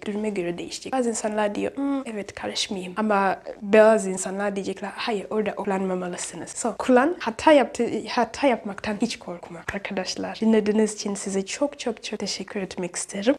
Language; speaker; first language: Turkish; non-native, learner; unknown